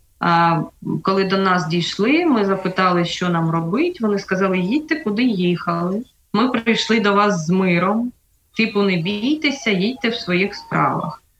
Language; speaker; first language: Ukrainian; native; Ukrainian